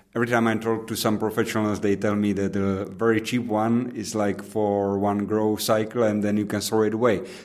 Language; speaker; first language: English; non-native, fluent; Czech